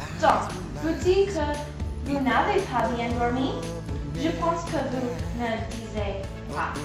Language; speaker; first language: French; non-native, learner; English